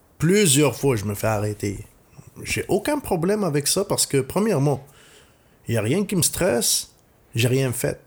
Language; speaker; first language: French; non-native, local second language; Arabic